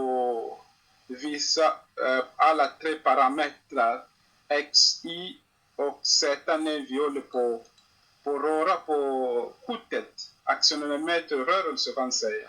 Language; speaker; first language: Swedish; non-native, learner; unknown